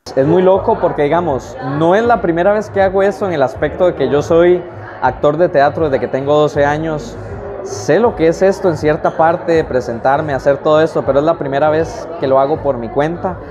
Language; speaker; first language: Spanish; native; Spanish